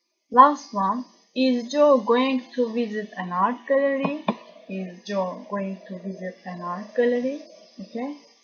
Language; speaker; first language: English; non-native, fluent; Turkish